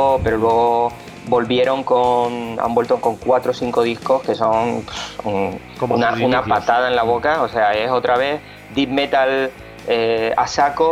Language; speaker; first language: Spanish; native; Spanish